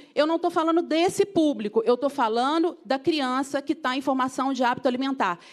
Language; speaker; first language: Portuguese; native; Portuguese